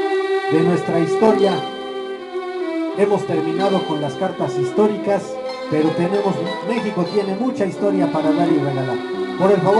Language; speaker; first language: Spanish; native; Spanish